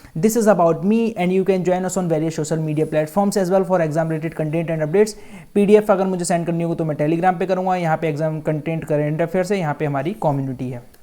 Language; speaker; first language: Hindi; native; Hindi